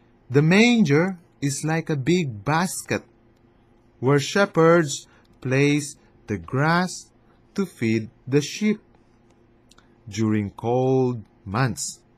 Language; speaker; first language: English; non-native, fluent; Chinese